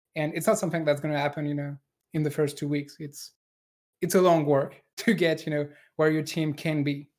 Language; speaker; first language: English; non-native, fluent; French